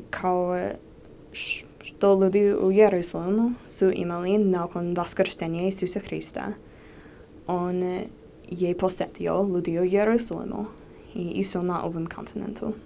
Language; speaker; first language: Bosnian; non-native, learner; English